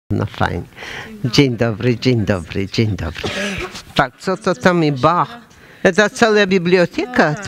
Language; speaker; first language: Polish; non-native, learner; Russian